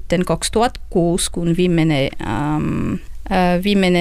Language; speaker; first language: Finnish; non-native, learner; French